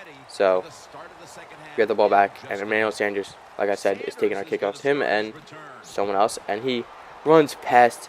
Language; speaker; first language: English; native; English